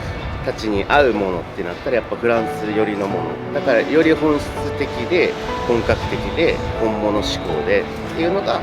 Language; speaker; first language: Japanese; native; Japanese